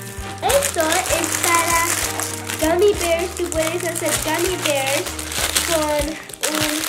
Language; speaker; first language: Spanish; early bilingual, heritage; Spanish